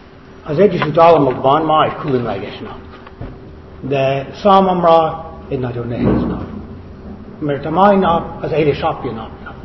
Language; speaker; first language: Hungarian; non-native, fluent; English